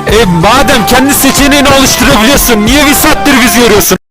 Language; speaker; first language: Turkish; native; Turkish